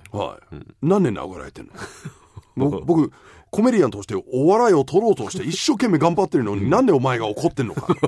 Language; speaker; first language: Japanese; non-native, fluent; English